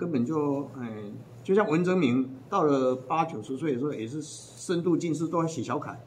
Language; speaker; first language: Chinese; native; Chinese